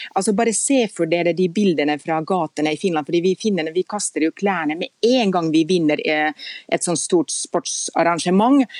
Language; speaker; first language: Norwegian; non-native, fluent; Finnish